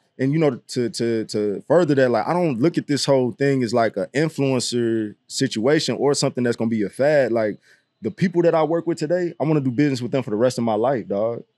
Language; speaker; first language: English; native; English